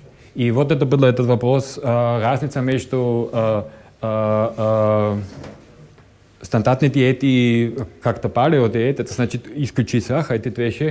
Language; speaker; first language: Russian; non-native, learner; German